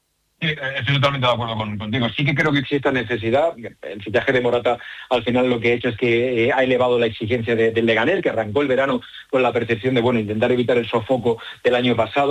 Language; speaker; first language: Spanish; native; Spanish